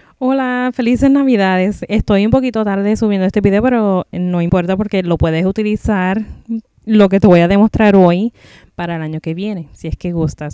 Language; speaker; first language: Spanish; native; Spanish